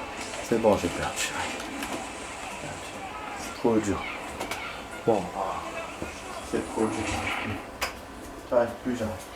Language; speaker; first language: French; native; French